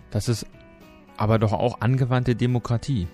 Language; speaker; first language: German; native; German